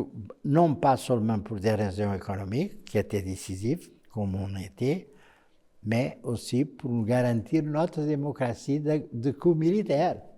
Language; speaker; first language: French; non-native, fluent; Portuguese